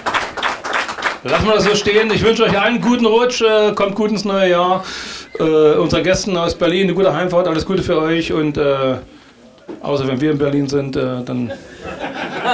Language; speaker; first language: German; native; German